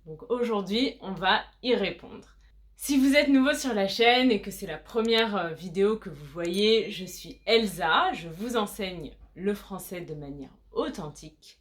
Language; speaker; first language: French; native; French